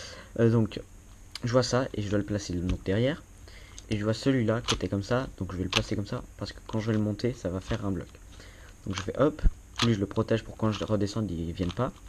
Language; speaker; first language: French; native; French